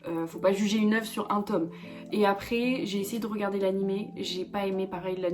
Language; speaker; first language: French; native; French